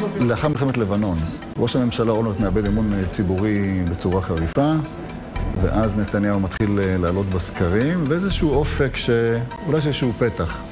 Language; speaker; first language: Hebrew; native; Hebrew